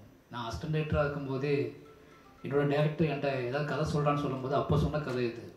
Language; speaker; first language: Tamil; native; Tamil